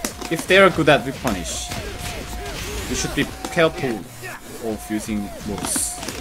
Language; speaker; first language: English; non-native, fluent; Korean